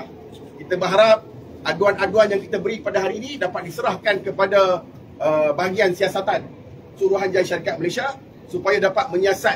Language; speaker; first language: Malay; native; Malay